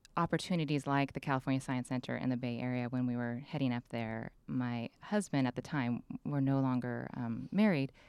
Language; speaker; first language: English; native; English